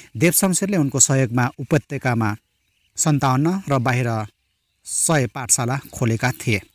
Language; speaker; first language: Nepali; non-native, local second language; Rana Tharu